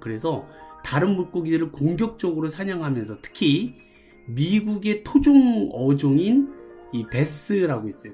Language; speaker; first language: Korean; native; Korean